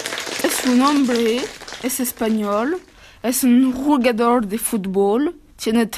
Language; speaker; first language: Spanish; non-native, learner; French